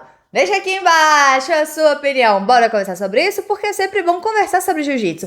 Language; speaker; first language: Portuguese; native; Portuguese